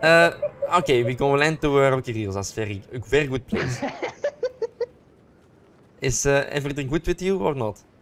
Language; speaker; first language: English; non-native, learner; Dutch